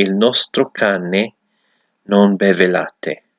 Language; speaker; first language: Italian; non-native, learner; English